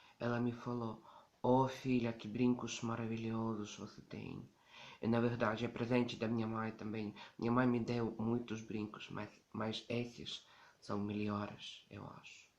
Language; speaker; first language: Portuguese; non-native, learner; Ukrainian